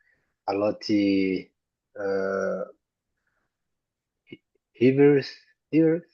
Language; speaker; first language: English; non-native, learner; Portuguese